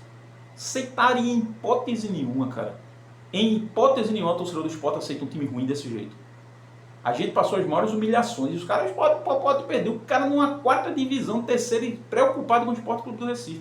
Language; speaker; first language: Portuguese; native; Portuguese